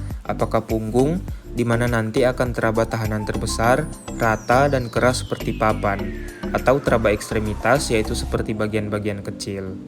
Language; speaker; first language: Indonesian; native; Indonesian